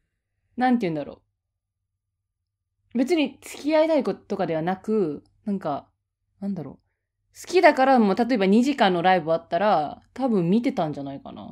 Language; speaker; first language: Japanese; native; Japanese